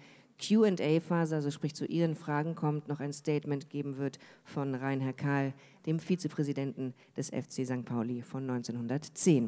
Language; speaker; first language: German; native; German